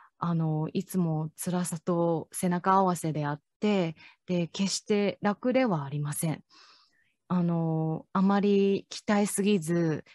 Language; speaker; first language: Japanese; non-native, fluent; Chinese